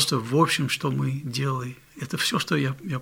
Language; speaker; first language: Russian; non-native, fluent; English